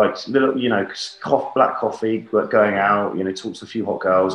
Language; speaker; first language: English; native; English